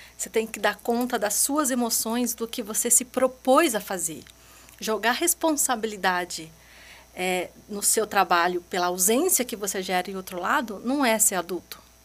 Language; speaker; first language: Portuguese; early bilingual, other home language; Arabic